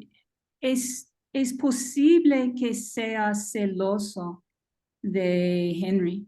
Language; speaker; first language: Spanish; non-native, learner; English